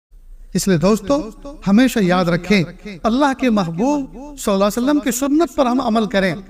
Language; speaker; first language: Urdu; native; Urdu